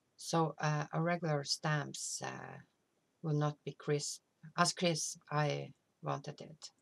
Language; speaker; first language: English; non-native, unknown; Norwegian